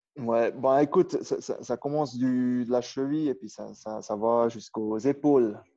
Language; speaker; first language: French; non-native, local second language; Swiss German